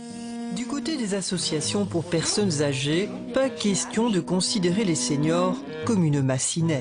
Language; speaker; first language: French; native; French